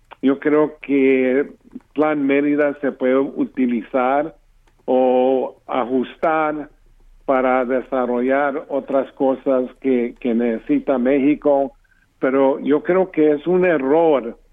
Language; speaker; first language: Spanish; early bilingual, heritage; English